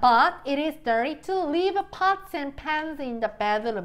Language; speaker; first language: English; non-native, fluent; Korean